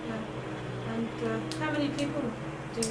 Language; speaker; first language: English; native; English